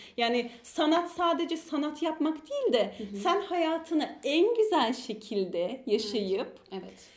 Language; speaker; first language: Turkish; early bilingual, heritage; Turkish